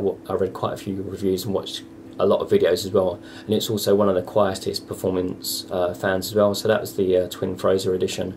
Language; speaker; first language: English; native; English